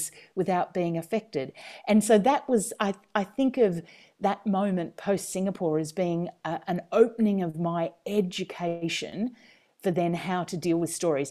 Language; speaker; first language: English; native; English